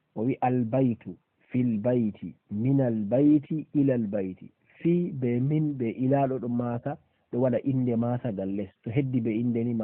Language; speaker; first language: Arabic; non-native, fluent; Fula